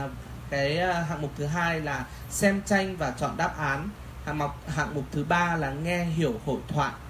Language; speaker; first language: Vietnamese; non-native, fluent; Chinese